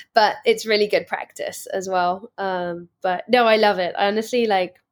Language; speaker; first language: English; native; English